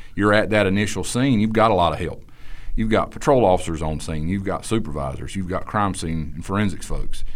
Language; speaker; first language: English; native; English